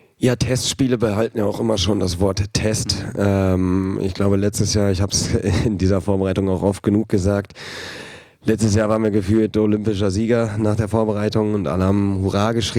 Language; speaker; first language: German; native; German